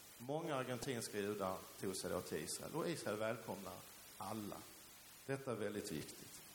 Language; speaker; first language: Swedish; early bilingual, other home language; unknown